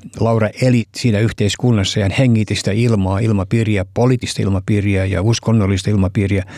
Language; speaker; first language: Finnish; early bilingual, heritage; Finnish